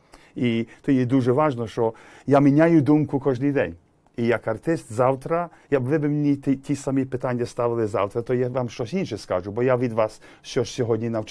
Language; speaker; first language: Ukrainian; early bilingual, heritage; English